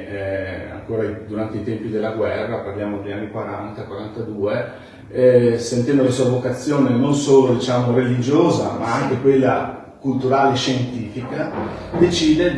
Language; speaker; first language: Italian; native; Italian